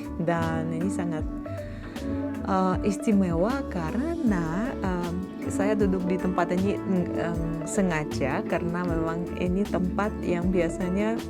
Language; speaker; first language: Indonesian; non-native, fluent; Russian